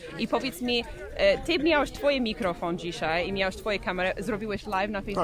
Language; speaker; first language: Polish; non-native, learner; English